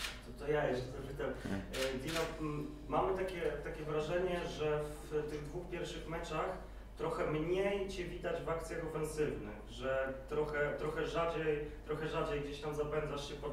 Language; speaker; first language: Polish; native; Polish